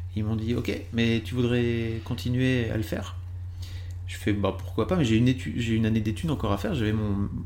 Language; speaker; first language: French; native; French